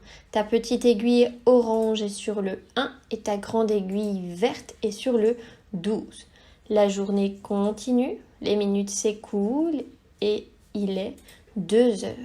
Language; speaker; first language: French; native; French